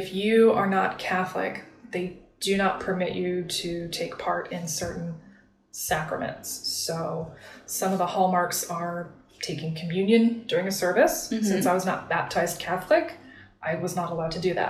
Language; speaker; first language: English; native; English